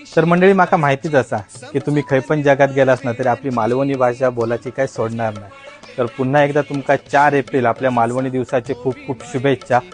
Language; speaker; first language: Marathi; non-native, local second language; Konkani